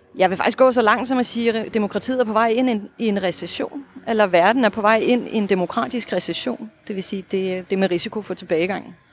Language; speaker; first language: Danish; non-native, fluent; Russian